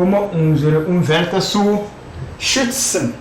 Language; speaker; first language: German; non-native, fluent; French